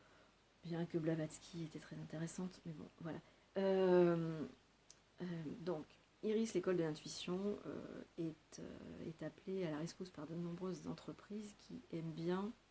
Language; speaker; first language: French; native; French